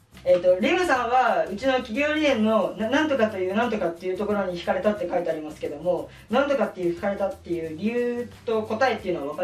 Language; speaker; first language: Japanese; native; Japanese